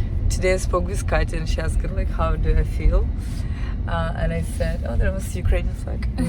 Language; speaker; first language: English; non-native, fluent; Ukrainian